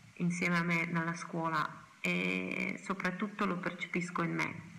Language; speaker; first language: Italian; non-native, fluent; Kazakh